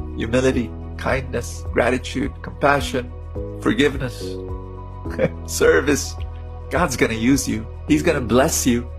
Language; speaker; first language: English; non-native, local second language; Filipino